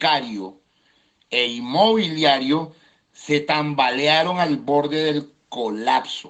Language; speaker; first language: Spanish; native; Spanish